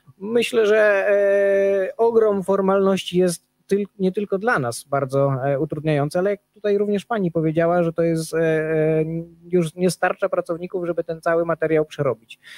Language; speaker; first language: Polish; native; Polish